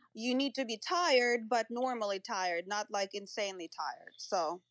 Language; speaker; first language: English; non-native, fluent; Russian